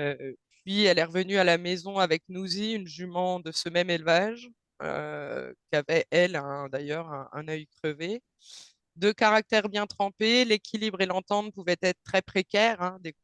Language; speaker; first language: French; native; French